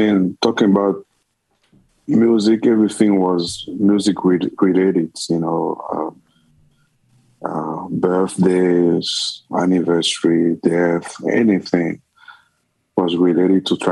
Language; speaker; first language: English; non-native, fluent; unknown